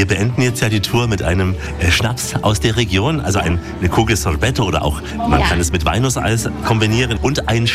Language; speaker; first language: German; native; German